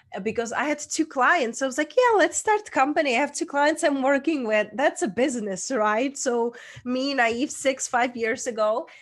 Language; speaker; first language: English; non-native, fluent; Czech